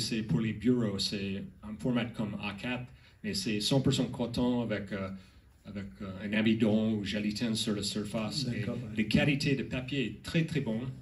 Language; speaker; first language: French; non-native, learner; English